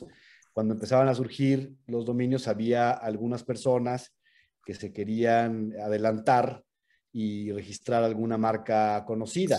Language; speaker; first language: Spanish; native; Spanish